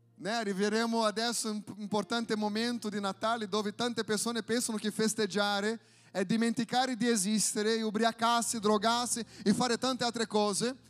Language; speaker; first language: Italian; non-native, fluent; Portuguese